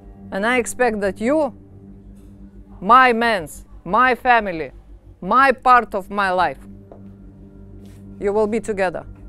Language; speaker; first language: English; non-native, fluent; Lithuanian